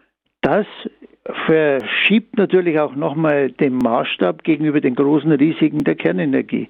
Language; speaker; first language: German; native; German